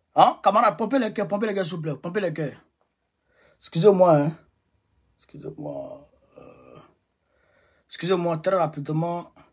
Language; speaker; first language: French; non-native, local second language; Bambara